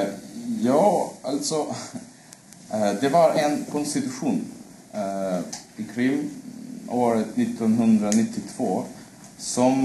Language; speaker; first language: Swedish; non-native, fluent; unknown